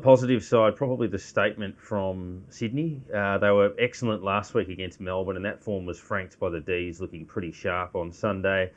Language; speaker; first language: English; native; English